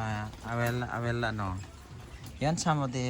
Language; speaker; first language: English; non-native, local second language; Hiligaynon